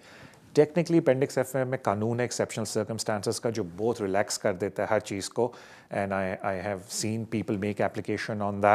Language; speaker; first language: Urdu; native; Urdu